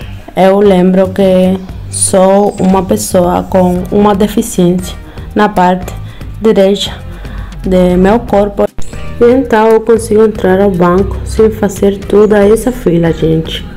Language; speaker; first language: Portuguese; non-native, learner; Spanish